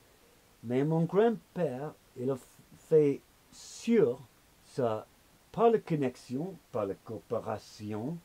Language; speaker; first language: French; non-native, learner; English